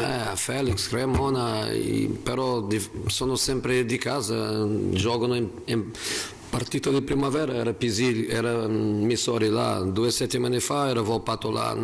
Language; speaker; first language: Italian; non-native, fluent; Portuguese